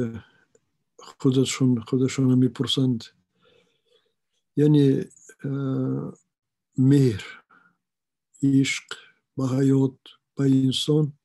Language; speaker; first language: Persian; non-native, local second language; Shughni